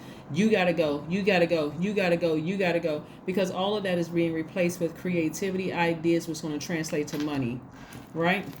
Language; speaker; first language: English; native; English